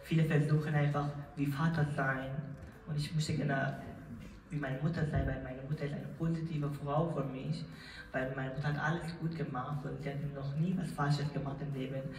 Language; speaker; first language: German; non-native, learner; Persian